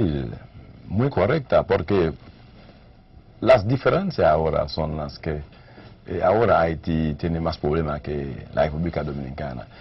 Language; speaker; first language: Spanish; non-native, learner; Haitian Creole